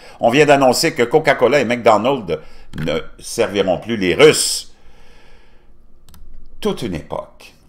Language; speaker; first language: French; native; French